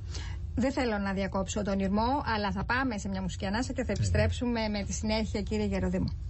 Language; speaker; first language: Greek; native; Greek